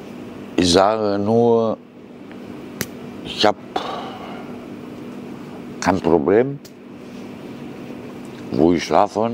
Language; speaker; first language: German; non-native, learner; Romanian